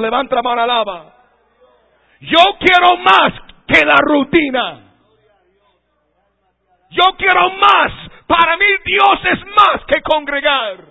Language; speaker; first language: Spanish; non-native, fluent; English